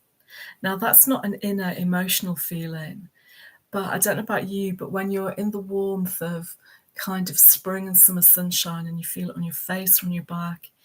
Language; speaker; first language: English; native; English